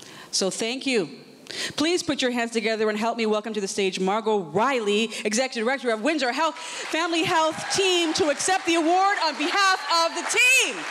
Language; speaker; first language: English; native; English